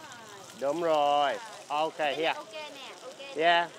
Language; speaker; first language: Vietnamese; non-native, learner; English